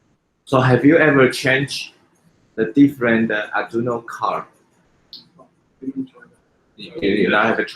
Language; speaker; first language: English; non-native, fluent; Chinese